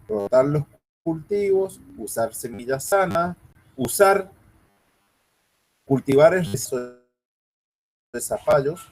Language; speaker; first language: Spanish; native; Spanish